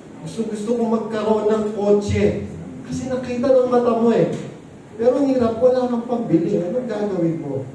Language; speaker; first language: Filipino; non-native, local second language; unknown